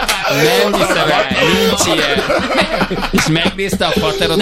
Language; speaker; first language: Hungarian; native; Hungarian